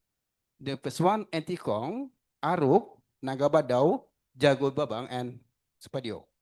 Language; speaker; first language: English; non-native, learner; Indonesian